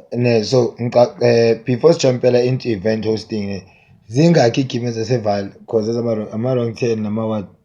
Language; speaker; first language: Zulu; native; Zulu